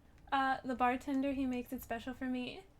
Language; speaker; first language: English; native; English